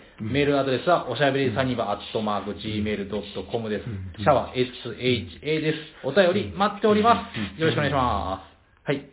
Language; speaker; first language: Japanese; native; Japanese